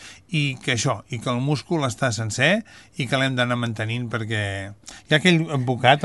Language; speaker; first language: Catalan; native; Catalan